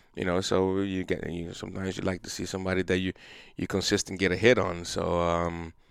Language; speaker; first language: English; non-native, fluent; Papiamento